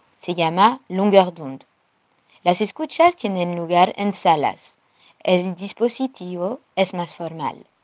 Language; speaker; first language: Spanish; non-native, fluent; French